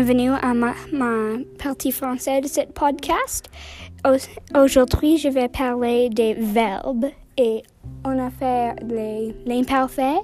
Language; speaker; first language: French; non-native, learner; English